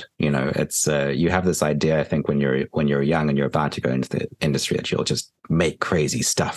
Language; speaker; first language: English; native; English